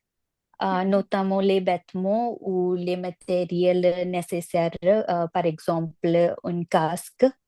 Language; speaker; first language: French; non-native, learner; Punjabi